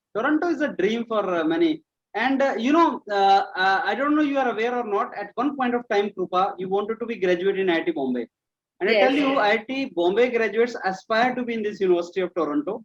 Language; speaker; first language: English; non-native, local second language; Hindi